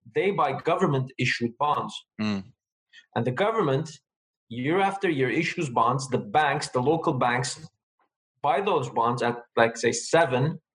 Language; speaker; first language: English; non-native, fluent; Armenian